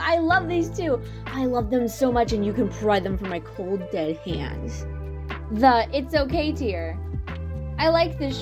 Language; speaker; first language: English; native; English